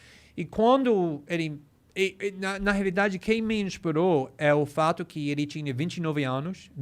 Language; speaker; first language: Portuguese; non-native, fluent; English